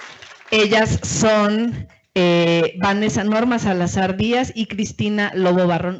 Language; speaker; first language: Spanish; native; Spanish